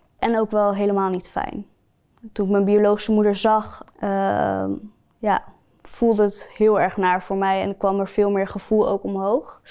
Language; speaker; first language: Dutch; early bilingual, other home language; Spanish